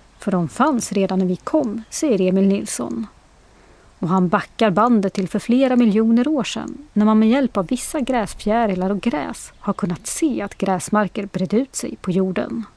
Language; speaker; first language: Swedish; native; Swedish